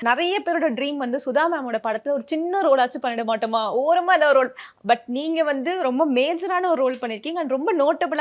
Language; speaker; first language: Tamil; native; Tamil